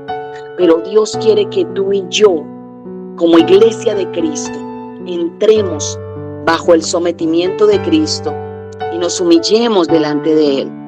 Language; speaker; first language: Spanish; native; Spanish